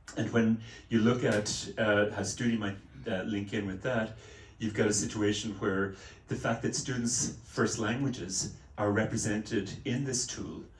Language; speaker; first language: English; native; English